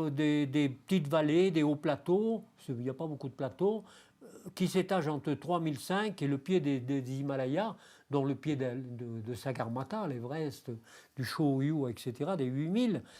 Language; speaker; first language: French; native; French